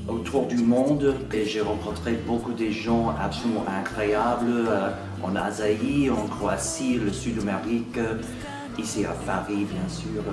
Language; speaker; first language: French; non-native, fluent; English